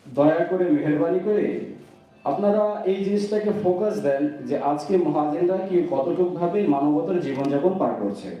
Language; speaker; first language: Bangla; non-native, local second language; Urdu